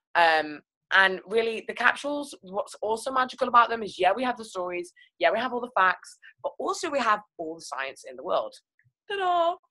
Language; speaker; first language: English; native; English